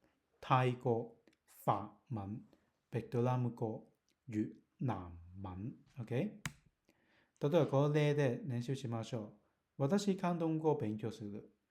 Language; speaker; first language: Japanese; non-native, learner; Cantonese